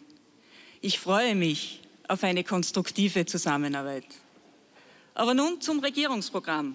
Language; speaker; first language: German; native; German